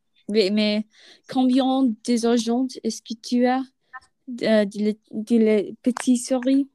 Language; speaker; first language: French; non-native, learner; English